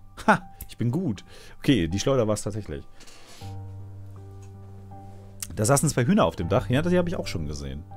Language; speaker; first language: German; native; German